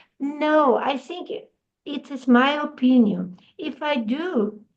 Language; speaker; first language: English; non-native, learner; Portuguese